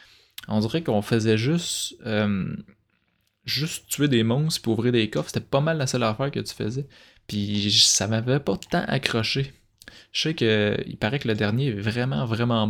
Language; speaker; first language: French; native; French